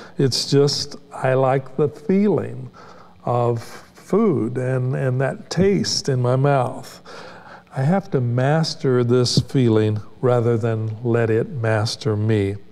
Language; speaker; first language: English; native; English